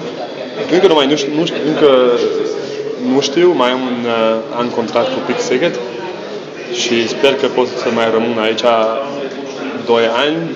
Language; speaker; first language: Romanian; non-native, local second language; Hungarian